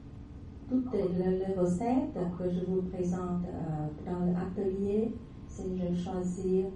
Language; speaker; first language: French; non-native, learner; Vietnamese